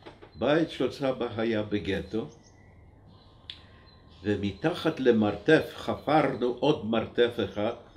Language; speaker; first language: Hebrew; non-native, fluent; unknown